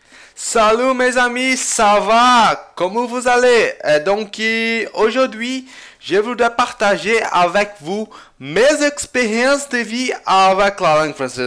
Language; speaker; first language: French; non-native, learner; Portuguese